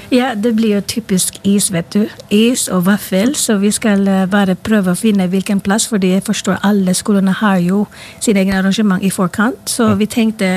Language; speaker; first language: Norwegian; non-native, fluent; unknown